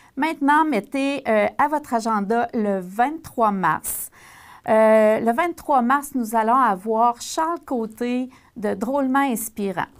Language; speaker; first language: French; native; French